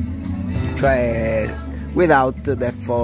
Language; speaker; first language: English; non-native, learner; Italian